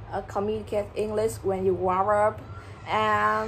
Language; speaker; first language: English; non-native, learner; Vietnamese